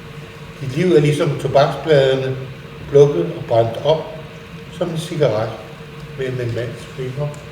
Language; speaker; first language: Danish; native; Danish